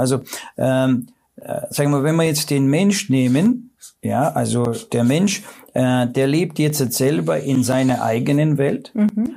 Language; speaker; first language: German; non-native, fluent; Russian